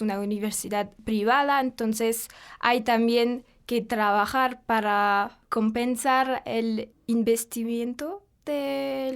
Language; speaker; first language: Spanish; non-native, fluent; French